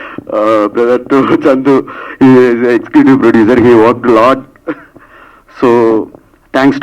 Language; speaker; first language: Telugu; non-native, learner; Kannada